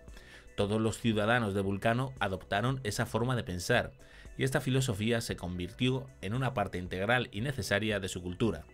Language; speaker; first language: Spanish; native; Spanish